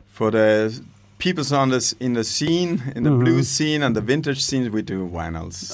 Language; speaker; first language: English; non-native, learner; German